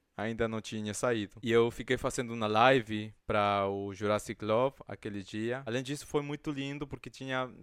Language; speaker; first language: Portuguese; non-native, fluent; Spanish